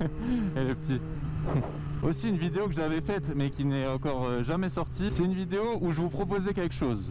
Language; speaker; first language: French; native; French